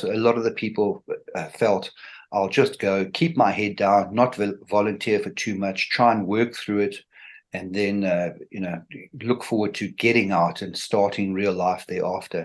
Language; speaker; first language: English; native; English